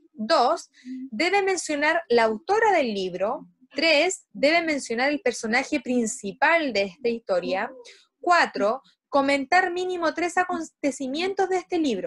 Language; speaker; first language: Spanish; native; Spanish